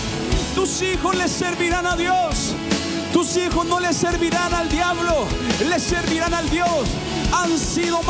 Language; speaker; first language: Spanish; native; Spanish